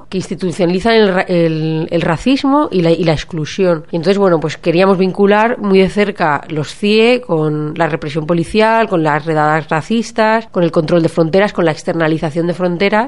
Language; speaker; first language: Spanish; native; Spanish